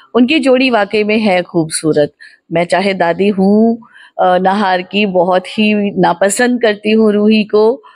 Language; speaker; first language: Hindi; non-native, local second language; Gujarati